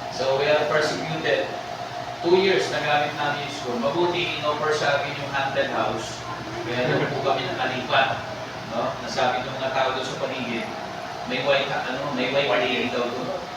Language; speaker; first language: Filipino; non-native, local second language; Bikol